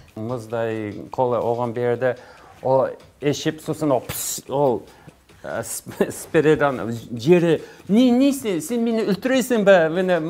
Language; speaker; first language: Kazakh; non-native, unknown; English